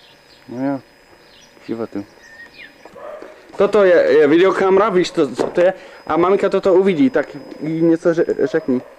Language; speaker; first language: Czech; early bilingual, heritage; Czech